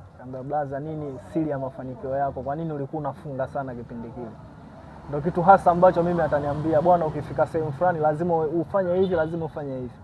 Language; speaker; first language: Swahili; native; Swahili